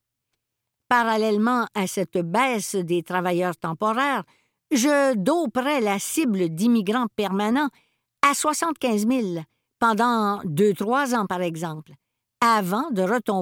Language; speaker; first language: French; native; French